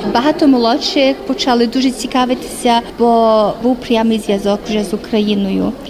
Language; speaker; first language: Ukrainian; early bilingual, heritage; Ukrainian